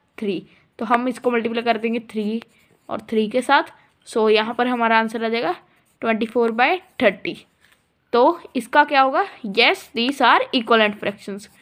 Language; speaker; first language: Hindi; non-native, local second language; Punjabi